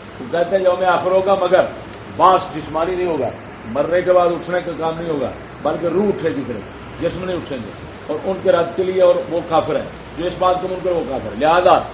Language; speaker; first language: Urdu; non-native, local second language; Punjabi